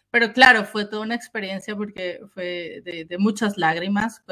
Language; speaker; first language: Spanish; native; Spanish